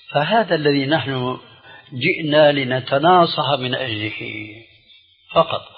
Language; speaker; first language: Arabic; early bilingual, other home language; Albanian